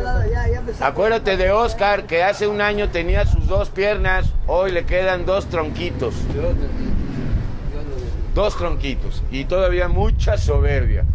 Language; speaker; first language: Spanish; native; Spanish